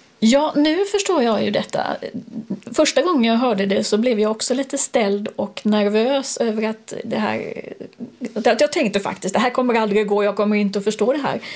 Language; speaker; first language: Swedish; native; Swedish